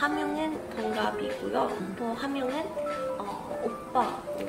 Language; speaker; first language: Korean; non-native, learner; Malay